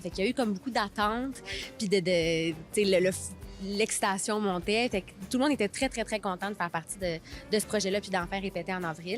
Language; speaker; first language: French; native; French